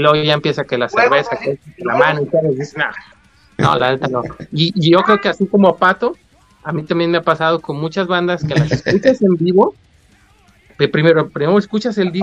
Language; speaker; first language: Spanish; native; Spanish